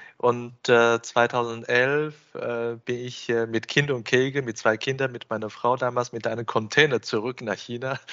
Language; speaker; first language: German; non-native, fluent; Chinese